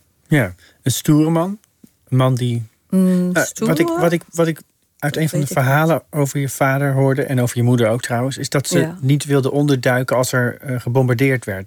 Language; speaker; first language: Dutch; native; Dutch